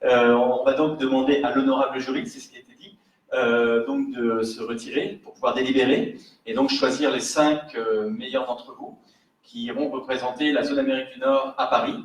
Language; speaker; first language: French; native; French